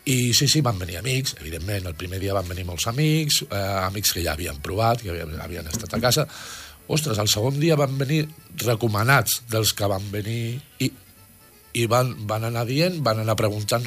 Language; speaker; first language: Catalan; native; Catalan